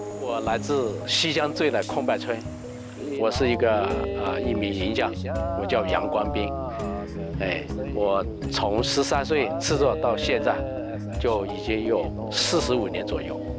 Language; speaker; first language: Chinese; non-native, local second language; Hmong